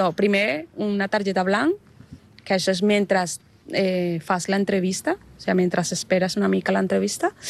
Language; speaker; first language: Catalan; non-native, learner; Spanish